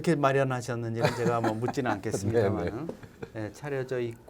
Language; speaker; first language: Korean; native; Korean